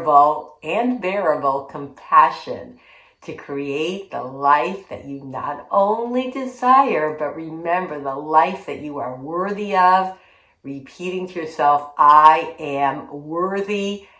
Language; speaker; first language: English; native; English